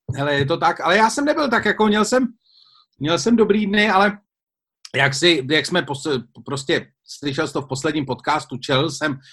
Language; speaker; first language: Czech; native; Czech